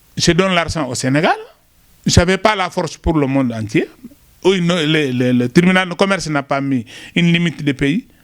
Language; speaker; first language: French; non-native, local second language; Wolof